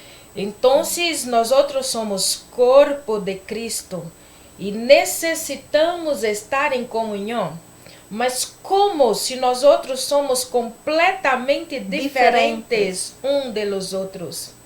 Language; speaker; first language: Spanish; non-native, learner; Portuguese